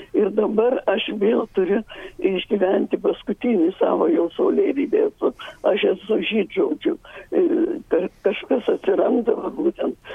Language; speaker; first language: Lithuanian; native; Lithuanian